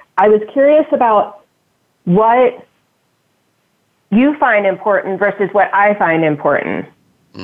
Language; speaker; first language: English; native; English